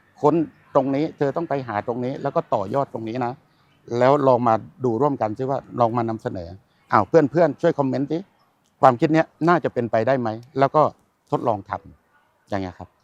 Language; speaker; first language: Thai; native; Thai